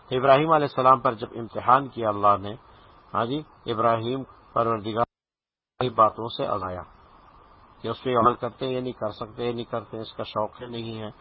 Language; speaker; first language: Urdu; native; Urdu